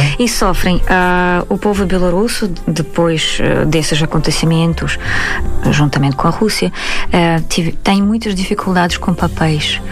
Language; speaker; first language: Portuguese; non-native, fluent; Russian